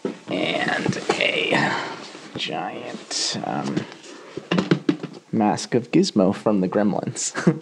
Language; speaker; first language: English; early bilingual, other home language; Spanish